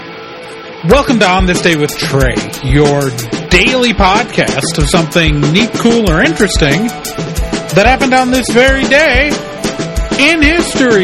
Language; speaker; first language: English; native; English